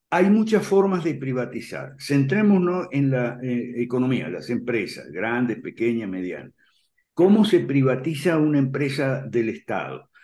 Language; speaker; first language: Spanish; native; Spanish